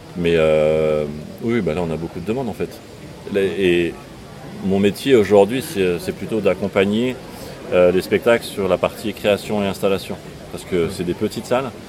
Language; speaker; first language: French; native; French